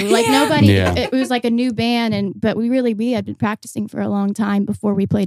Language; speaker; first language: English; native; English